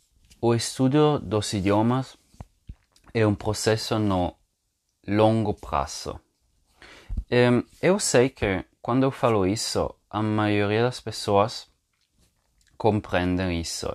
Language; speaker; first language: Portuguese; non-native, fluent; Italian